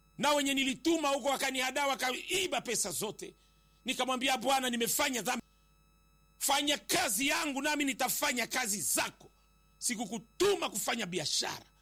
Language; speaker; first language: Swahili; native; Swahili